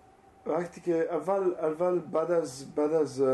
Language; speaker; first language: Persian; non-native, fluent; Italian